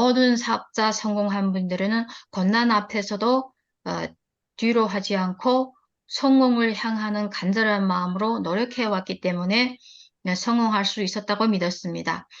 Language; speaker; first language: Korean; early bilingual, heritage; Korean